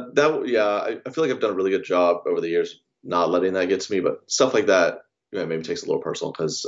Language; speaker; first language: English; native; English